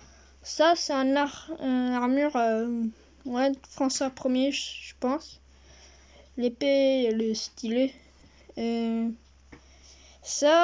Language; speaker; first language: French; early bilingual, heritage; French